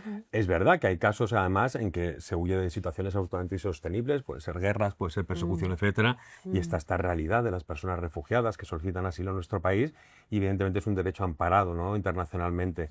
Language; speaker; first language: Spanish; native; Spanish